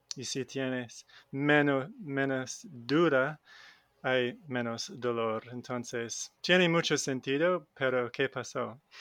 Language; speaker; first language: Spanish; non-native, learner; English